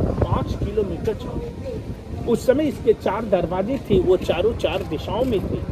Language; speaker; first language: Hindi; native; Hindi